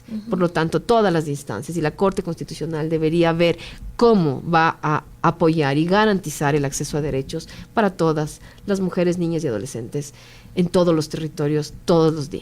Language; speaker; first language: Spanish; native; Spanish